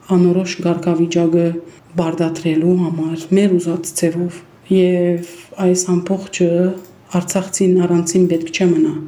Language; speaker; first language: Armenian; early bilingual, heritage; Armenian